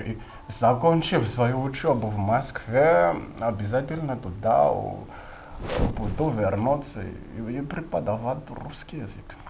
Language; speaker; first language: Russian; non-native, fluent; Malagasy